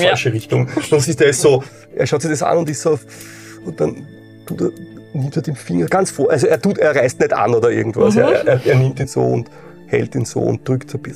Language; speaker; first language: German; native; German